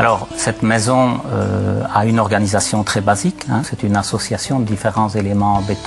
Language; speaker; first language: French; native; French